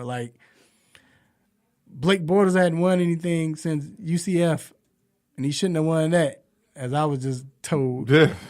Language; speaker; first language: English; native; English